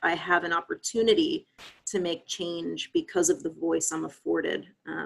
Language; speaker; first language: English; native; English